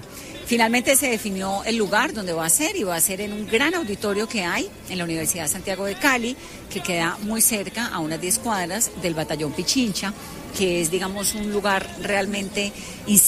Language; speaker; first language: Spanish; native; Spanish